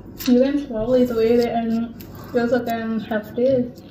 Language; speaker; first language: English; non-native, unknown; Indonesian